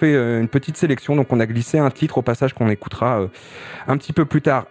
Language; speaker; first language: French; native; French